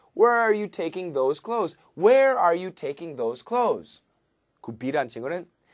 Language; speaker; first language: English; native; English